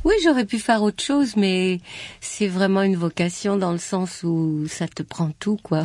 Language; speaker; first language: French; native; French